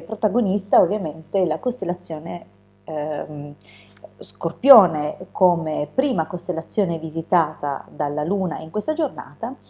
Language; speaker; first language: Italian; native; Italian